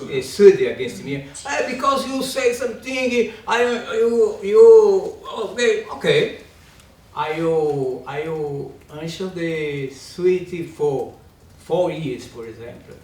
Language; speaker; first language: English; non-native, learner; Portuguese